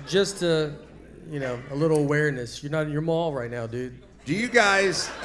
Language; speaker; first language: English; native; English